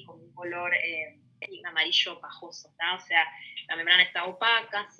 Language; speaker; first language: Spanish; native; Spanish